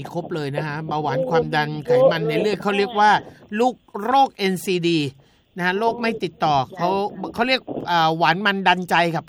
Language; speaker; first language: Thai; native; Thai